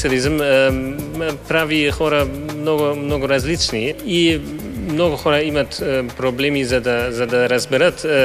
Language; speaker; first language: Bulgarian; non-native, fluent; German